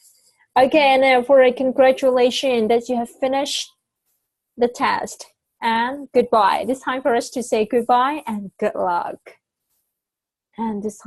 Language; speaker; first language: English; non-native, fluent; Vietnamese